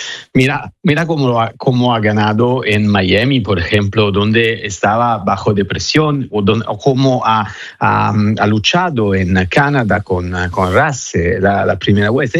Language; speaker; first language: Spanish; non-native, fluent; Italian